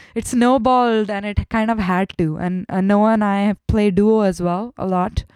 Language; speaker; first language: English; non-native, local second language; Tamil